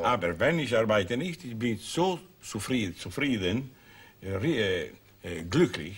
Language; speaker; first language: German; non-native, learner; Italian